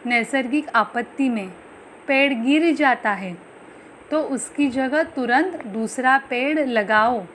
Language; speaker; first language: Hindi; non-native, local second language; Marathi